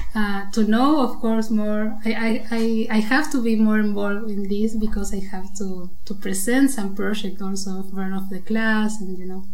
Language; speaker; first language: English; non-native, learner; Spanish